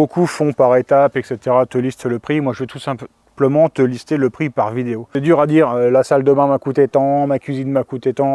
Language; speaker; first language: French; native; French